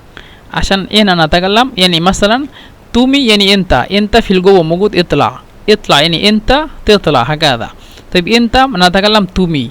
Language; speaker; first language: Arabic; non-native, fluent; Bangla